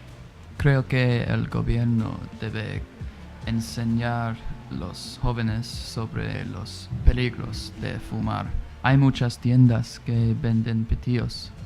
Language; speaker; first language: Spanish; non-native, learner; English